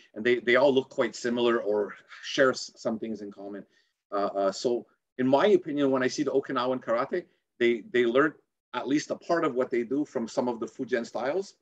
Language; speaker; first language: English; native; English